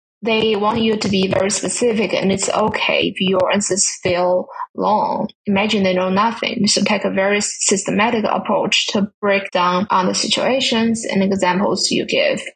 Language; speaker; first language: English; non-native, fluent; Chinese